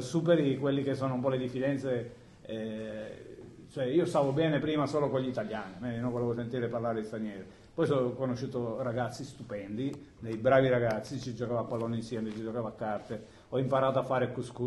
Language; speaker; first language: Italian; native; Italian